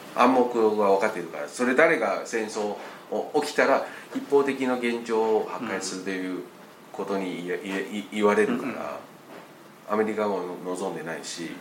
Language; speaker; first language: Japanese; non-native, fluent; Chinese